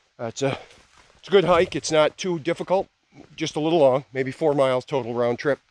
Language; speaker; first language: English; native; English